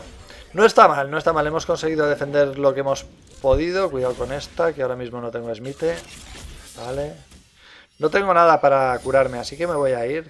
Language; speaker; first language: Spanish; native; Spanish